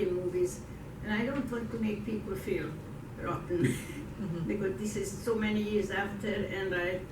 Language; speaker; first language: English; non-native, fluent; Hungarian